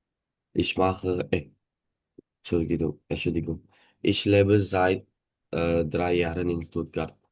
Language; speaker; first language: German; non-native, learner; Indonesian